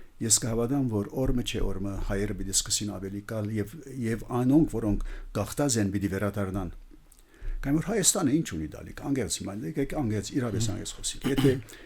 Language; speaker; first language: Armenian; early bilingual, heritage; Armenian